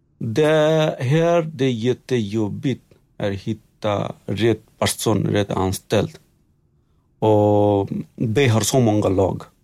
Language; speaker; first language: Swedish; non-native, learner; Bangla